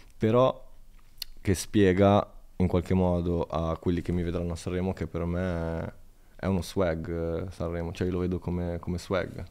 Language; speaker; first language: Italian; native; Italian